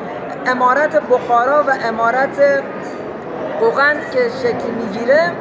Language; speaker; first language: Persian; native; Persian